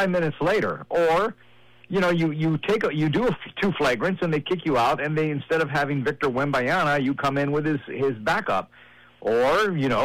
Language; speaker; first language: English; native; English